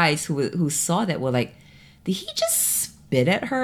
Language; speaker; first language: English; native; English